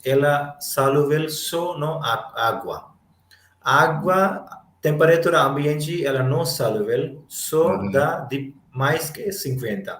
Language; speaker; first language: Portuguese; non-native, learner; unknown